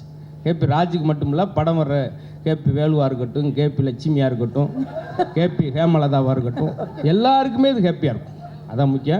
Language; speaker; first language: Tamil; native; Tamil